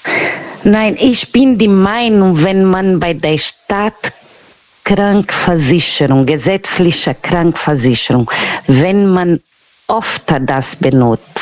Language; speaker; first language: German; non-native, fluent; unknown